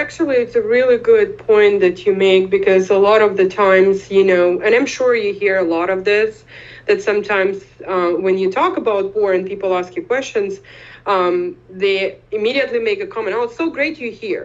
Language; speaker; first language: English; non-native, fluent; Ukrainian